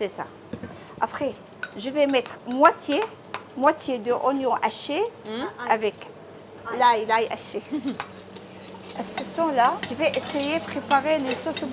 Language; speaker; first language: French; non-native, learner; Arabic